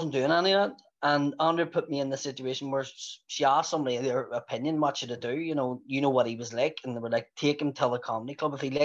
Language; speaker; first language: English; native; English